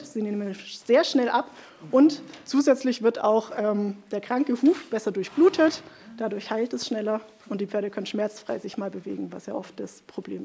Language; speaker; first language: German; native; German